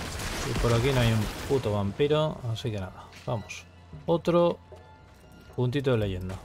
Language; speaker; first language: Spanish; native; Spanish